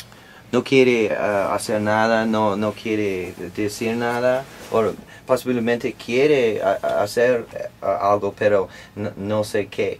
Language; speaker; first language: Spanish; non-native, learner; English